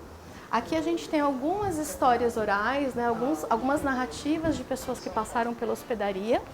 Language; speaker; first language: Portuguese; native; Portuguese